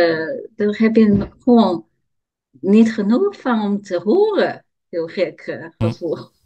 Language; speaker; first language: Dutch; non-native, learner; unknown